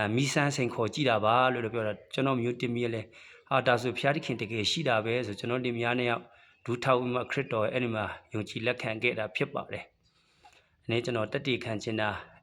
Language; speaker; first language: Burmese; non-native, local second language; Shwe Palaung